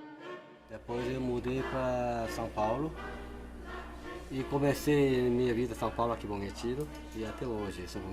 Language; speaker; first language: Portuguese; non-native, learner; Korean